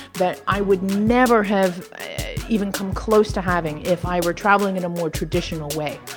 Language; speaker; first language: English; native; English